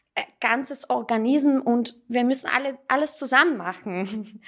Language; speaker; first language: German; non-native, fluent; Russian